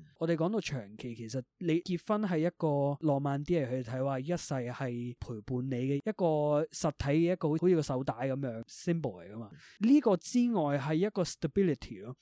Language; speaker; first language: Cantonese; early bilingual, other home language; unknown